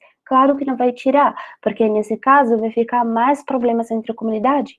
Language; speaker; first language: Portuguese; non-native, fluent; Arabic